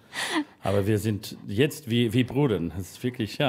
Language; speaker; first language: German; non-native, learner; English